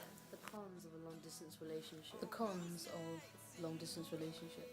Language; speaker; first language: English; native; English